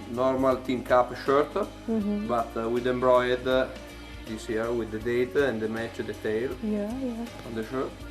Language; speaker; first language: English; non-native, learner; Italian